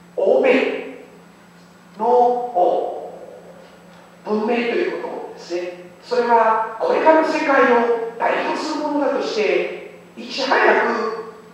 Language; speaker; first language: Japanese; non-native, fluent; Chinese